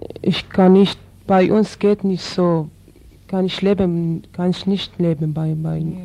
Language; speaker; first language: German; non-native, learner; Arabic